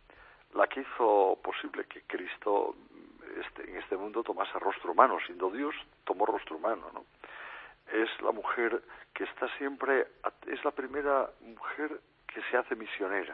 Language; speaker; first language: Spanish; native; Spanish